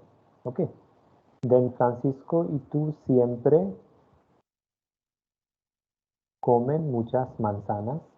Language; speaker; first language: Spanish; non-native, fluent; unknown